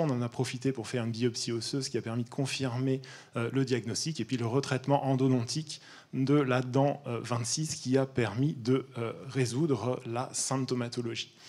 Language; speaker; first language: French; native; French